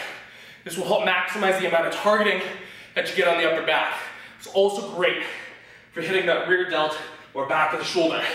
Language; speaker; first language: English; native; English